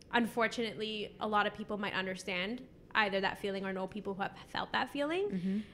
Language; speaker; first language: English; native; English